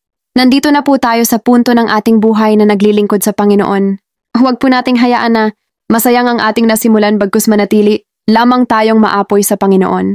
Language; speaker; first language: Filipino; native; Filipino